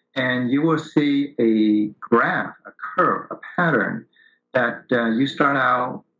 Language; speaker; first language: English; early bilingual, other home language; Vietnamese